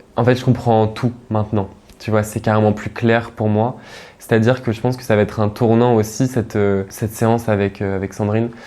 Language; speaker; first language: French; native; French